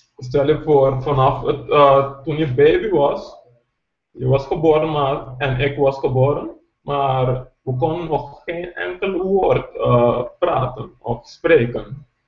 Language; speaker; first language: Dutch; non-native, local second language; Papiamento